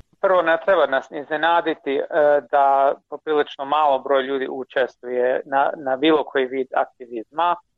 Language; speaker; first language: Croatian; non-native, fluent; English